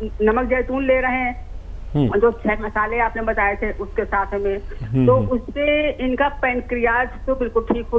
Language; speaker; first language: Hindi; native; Hindi